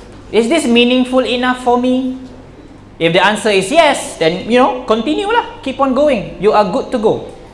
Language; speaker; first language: English; non-native, local second language; Malay